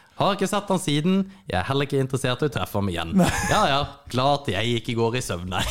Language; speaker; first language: Norwegian; native; Norwegian